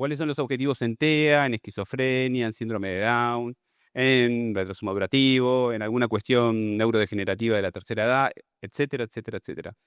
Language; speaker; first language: Spanish; native; Spanish